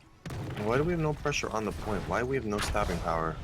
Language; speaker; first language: English; native; English